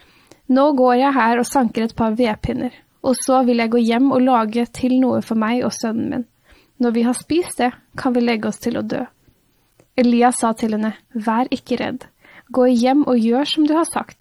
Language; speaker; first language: Norwegian; native; Norwegian